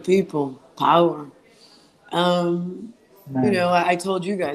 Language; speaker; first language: English; non-native, fluent; Hebrew